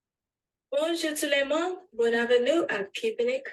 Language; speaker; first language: French; non-native, learner; English